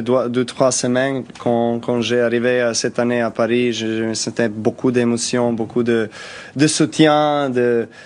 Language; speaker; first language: French; non-native, learner; Serbian